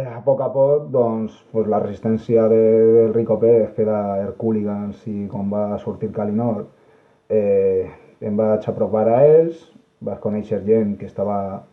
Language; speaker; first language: Catalan; non-native, local second language; Spanish